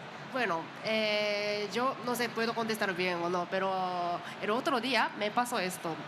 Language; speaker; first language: Spanish; non-native, learner; Japanese